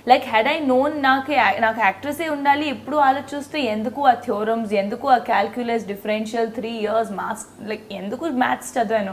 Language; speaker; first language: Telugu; non-native, fluent; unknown